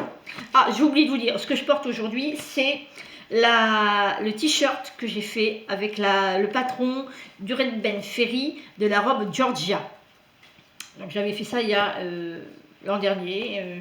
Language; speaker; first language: French; native; French